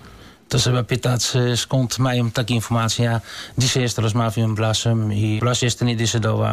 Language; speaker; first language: Polish; non-native, learner; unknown